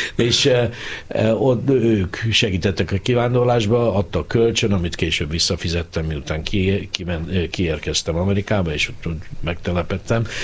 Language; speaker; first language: Hungarian; native; Hungarian